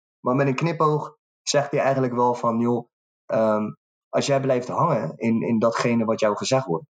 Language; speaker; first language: Dutch; early bilingual, other home language; Arabic